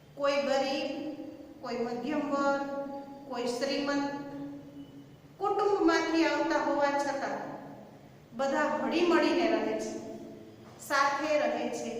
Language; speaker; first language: Gujarati; native; Gujarati